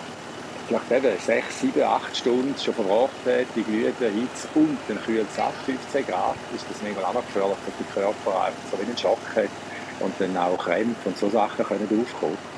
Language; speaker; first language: German; native; German